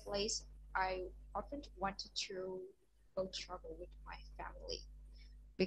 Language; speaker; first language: English; non-native, learner; Vietnamese